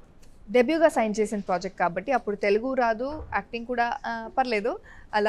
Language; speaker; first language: Telugu; non-native, local second language; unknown